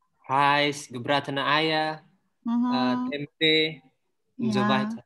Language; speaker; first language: German; non-native, learner; Indonesian